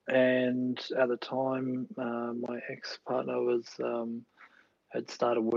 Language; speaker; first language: English; native; English